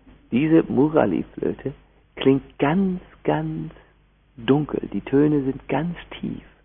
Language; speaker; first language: German; native; German